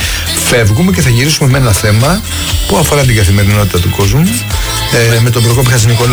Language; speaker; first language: Greek; native; Greek